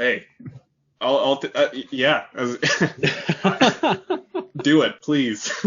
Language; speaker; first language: English; native; English